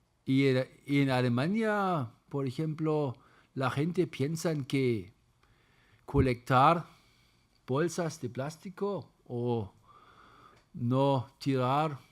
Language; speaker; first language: Spanish; non-native, fluent; German